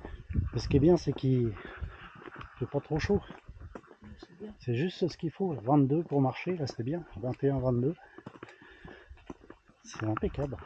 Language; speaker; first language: French; native; French